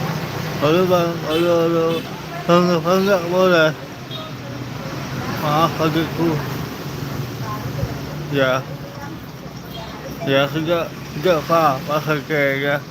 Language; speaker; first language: Indonesian; non-native, local second language; Balinese